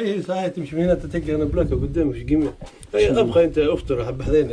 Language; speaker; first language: Arabic; native; Arabic